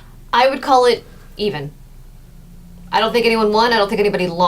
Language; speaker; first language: English; native; English